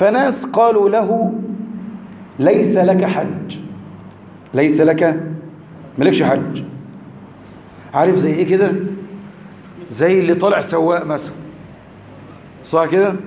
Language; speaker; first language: Arabic; native; Arabic